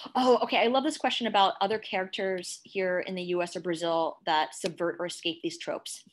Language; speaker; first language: English; native; English